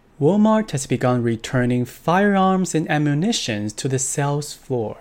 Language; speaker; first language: English; non-native, fluent; Chinese